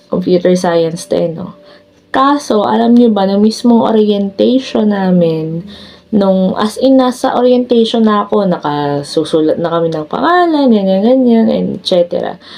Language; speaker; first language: Filipino; native; Filipino